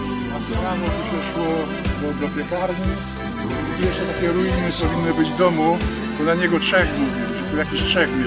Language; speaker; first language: Polish; native; Polish